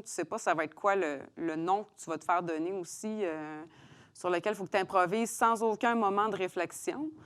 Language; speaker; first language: French; native; French